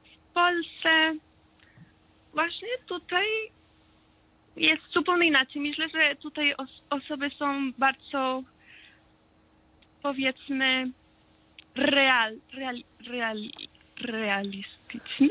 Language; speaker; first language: Polish; non-native, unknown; Spanish